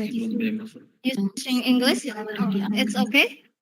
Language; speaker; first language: English; non-native, learner; Indonesian